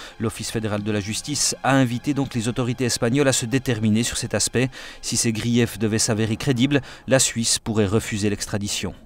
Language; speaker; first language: French; native; French